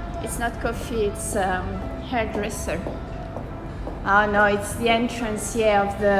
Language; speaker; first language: English; non-native, fluent; French